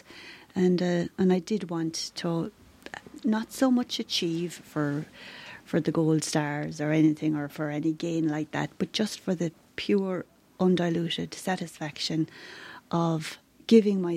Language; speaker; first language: English; native; English